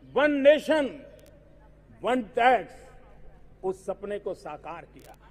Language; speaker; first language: Hindi; non-native, local second language; Gujarati